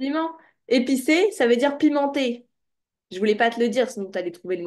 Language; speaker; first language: French; native; French